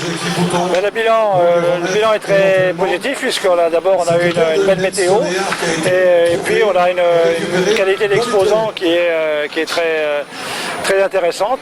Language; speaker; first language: French; native; French